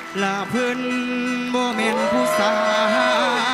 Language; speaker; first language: English; non-native, learner; Turkish